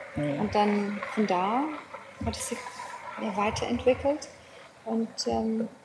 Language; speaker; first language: German; non-native, fluent; English